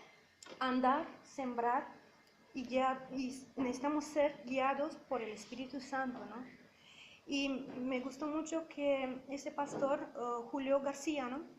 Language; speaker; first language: Spanish; non-native, fluent; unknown